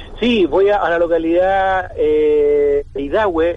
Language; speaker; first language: Spanish; native; Spanish